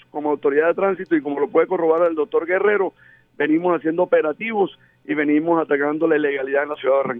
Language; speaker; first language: Spanish; native; Spanish